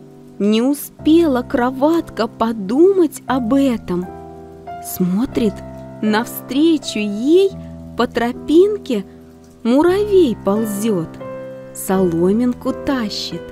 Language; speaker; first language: Russian; native; Russian